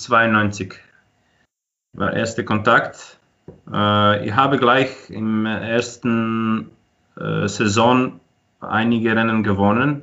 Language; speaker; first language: German; non-native, fluent; Croatian